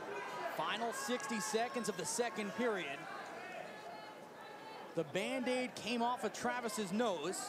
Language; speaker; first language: English; native; English